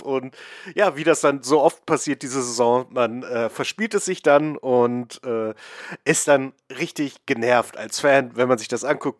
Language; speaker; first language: German; native; German